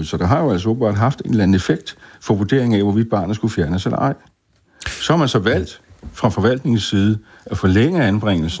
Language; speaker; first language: Danish; native; Danish